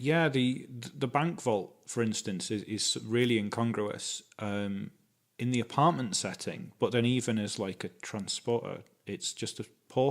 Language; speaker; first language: English; native; English